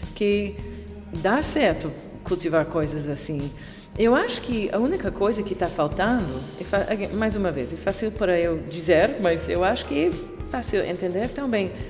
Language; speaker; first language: Portuguese; non-native, fluent; English